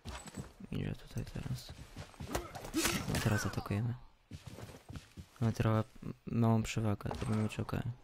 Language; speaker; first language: Polish; early bilingual, heritage; Polish